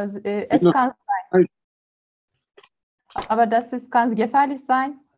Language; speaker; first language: German; non-native, learner; Turkish